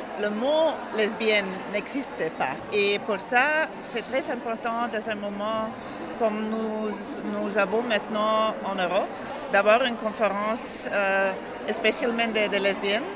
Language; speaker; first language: French; non-native, learner; German